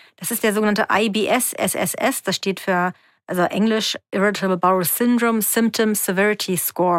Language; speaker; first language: German; native; German